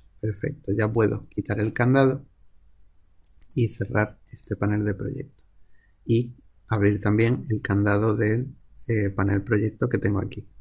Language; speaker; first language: Spanish; native; Spanish